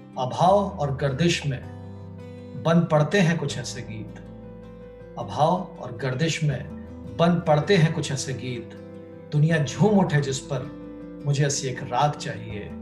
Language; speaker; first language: Hindi; native; Hindi